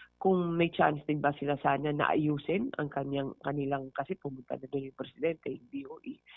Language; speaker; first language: Filipino; non-native, local second language; Hiligaynon